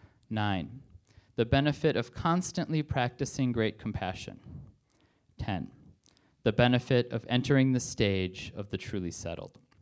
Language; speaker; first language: English; native; English